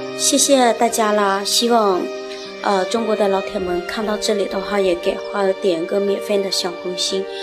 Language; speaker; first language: Chinese; non-native, fluent; Hmong